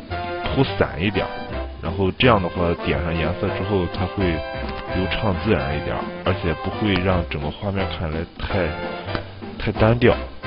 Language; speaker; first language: Chinese; native; Chinese